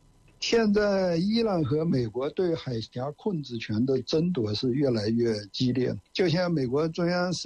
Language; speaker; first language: Chinese; native; Chinese